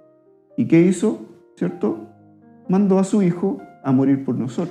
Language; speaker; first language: Spanish; native; Spanish